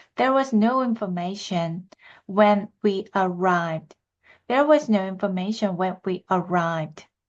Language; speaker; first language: English; non-native, fluent; Korean